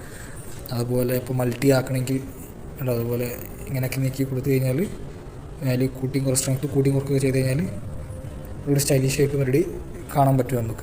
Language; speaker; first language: Malayalam; native; Malayalam